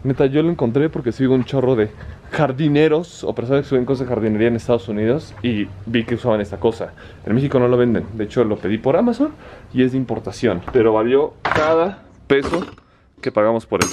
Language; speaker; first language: Spanish; native; Spanish